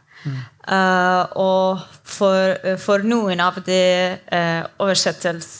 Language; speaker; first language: Norwegian; non-native, learner; Persian